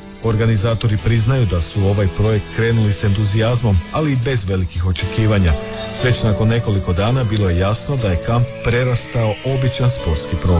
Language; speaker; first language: Serbian; native; Serbian